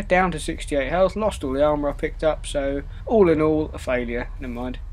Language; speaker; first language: English; native; English